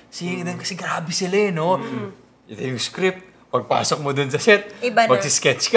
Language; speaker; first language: Filipino; native; Filipino